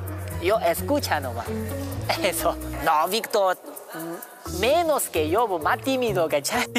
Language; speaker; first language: Spanish; non-native, learner; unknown